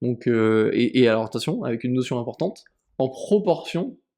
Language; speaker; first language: French; native; French